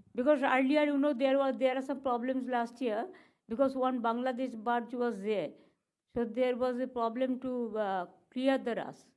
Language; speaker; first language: English; non-native, local second language; Bangla